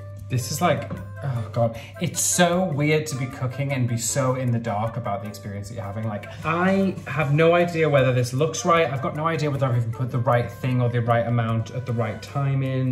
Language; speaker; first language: English; native; English